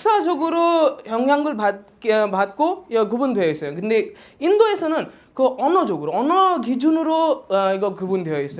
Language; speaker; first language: Korean; non-native, fluent; Odia